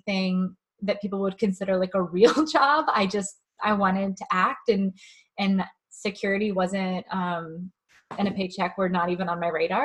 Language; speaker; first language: English; native; English